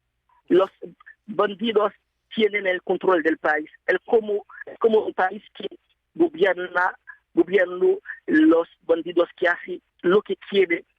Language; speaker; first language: Spanish; non-native, fluent; Haitian Creole